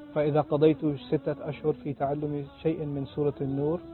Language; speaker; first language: Arabic; non-native, fluent; Urdu